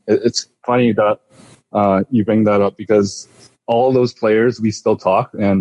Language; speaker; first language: English; native; English